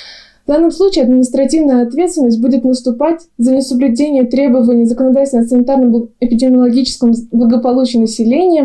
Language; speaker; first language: Russian; native; Russian